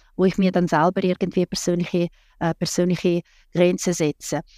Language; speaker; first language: German; non-native, fluent; Russian